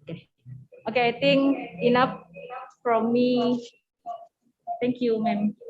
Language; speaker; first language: English; non-native, learner; Indonesian